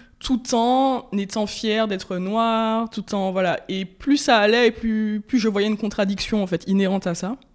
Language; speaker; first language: French; native; French